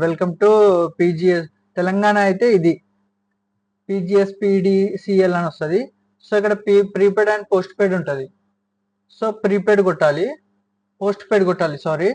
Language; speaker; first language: Telugu; native; Telugu